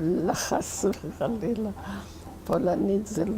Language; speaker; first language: Hebrew; non-native, fluent; Yiddish